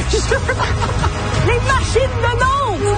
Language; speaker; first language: French; native; French